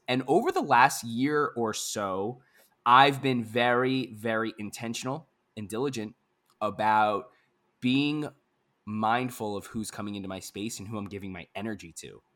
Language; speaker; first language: English; native; English